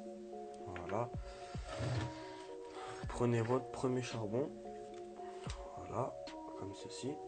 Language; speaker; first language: French; native; French